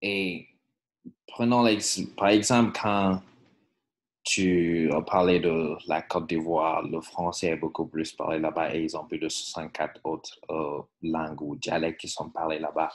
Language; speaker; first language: French; non-native, fluent; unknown